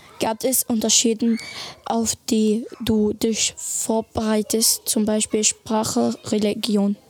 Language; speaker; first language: German; native; German